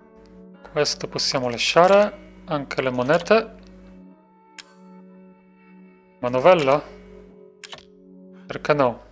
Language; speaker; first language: Italian; non-native, fluent; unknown